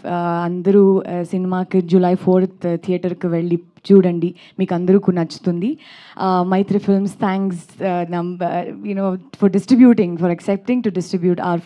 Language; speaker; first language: Telugu; non-native, learner; Kannada